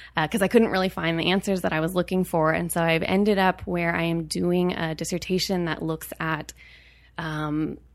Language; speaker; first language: English; native; English